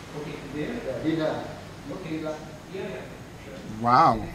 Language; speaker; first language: English; non-native, fluent; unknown